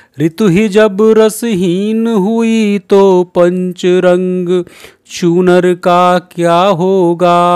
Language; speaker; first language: Hindi; native; Hindi